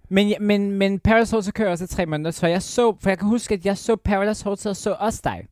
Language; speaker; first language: Danish; native; Danish